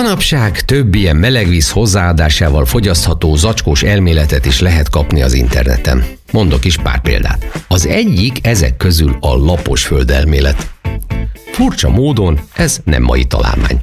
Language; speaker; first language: Hungarian; native; Hungarian